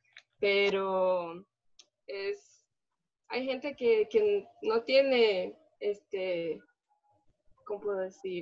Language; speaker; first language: Spanish; early bilingual, other home language; Portuguese